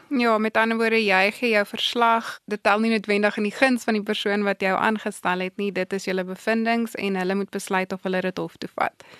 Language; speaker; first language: Afrikaans; native; Afrikaans